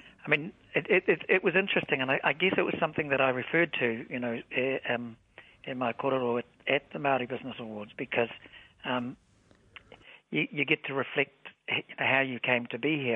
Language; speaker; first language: English; native; English